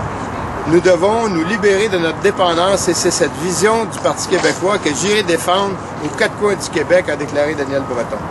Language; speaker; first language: French; native; French